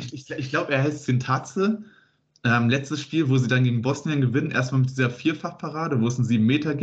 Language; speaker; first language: German; native; German